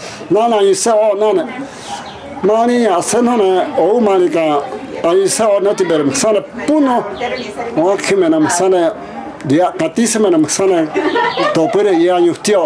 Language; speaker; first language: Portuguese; non-native, local second language; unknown